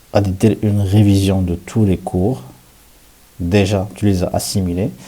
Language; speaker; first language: French; non-native, local second language; Arabic